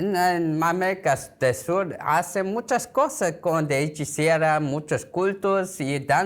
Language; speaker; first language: Spanish; non-native, learner; Korean